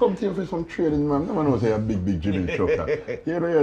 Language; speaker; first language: English; native; English